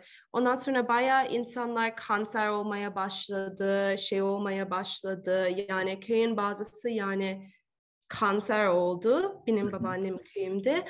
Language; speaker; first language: Turkish; early bilingual, heritage; Turkish